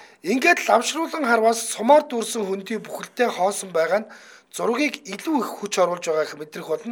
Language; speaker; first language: Mongolian; native; Mongolian